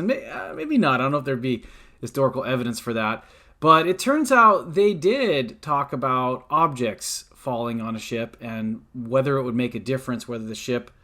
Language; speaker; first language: English; native; English